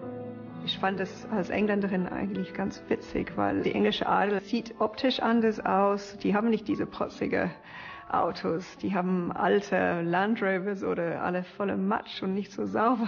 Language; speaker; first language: German; non-native, fluent; English